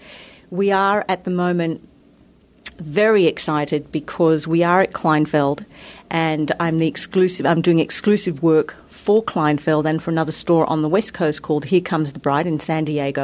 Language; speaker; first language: English; native; English